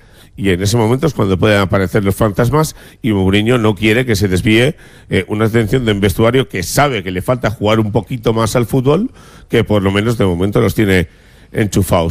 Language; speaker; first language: Spanish; native; Spanish